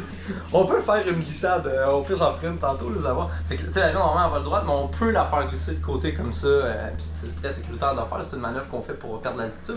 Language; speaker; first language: French; native; French